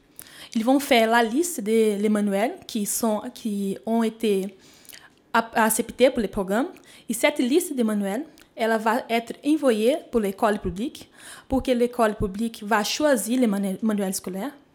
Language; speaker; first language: French; non-native, fluent; Portuguese